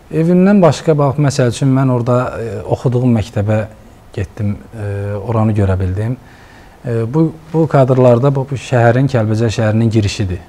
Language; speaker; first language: Azerbaijani; native; Azerbaijani